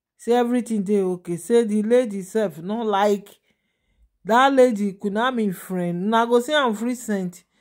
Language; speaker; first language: Nigerian Pidgin; non-native, local second language; Yoruba